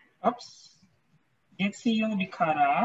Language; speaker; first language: Japanese; non-native, fluent; Filipino